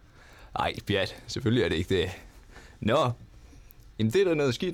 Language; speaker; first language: Danish; native; Danish